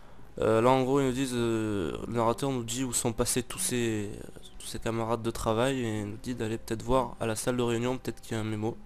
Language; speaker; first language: French; native; French